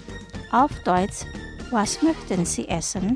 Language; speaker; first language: German; non-native, fluent; Indonesian